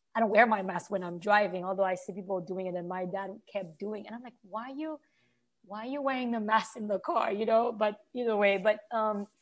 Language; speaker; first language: English; non-native, fluent; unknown